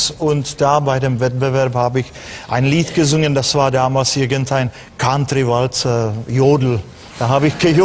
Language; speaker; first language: German; non-native, fluent; Czech